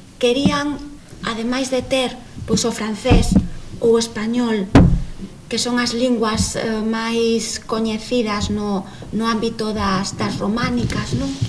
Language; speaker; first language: Galician; native; Galician